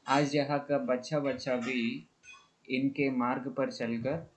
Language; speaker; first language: Hindi; non-native, local second language; Telugu